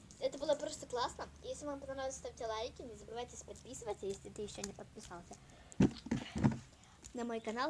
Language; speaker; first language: Russian; non-native, local second language; Ukrainian